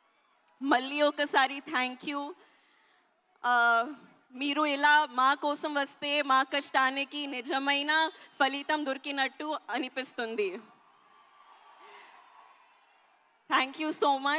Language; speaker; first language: Telugu; non-native, learner; Hindi